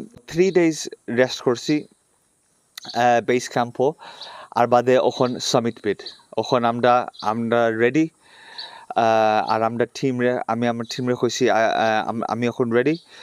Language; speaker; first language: Bangla; early bilingual, other home language; Sylheti